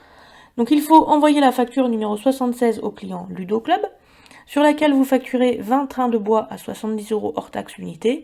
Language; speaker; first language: French; native; French